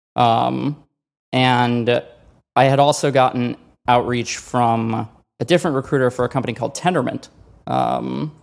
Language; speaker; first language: English; native; English